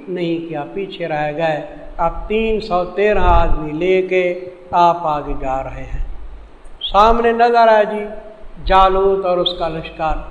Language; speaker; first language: Urdu; non-native, local second language; Saraiki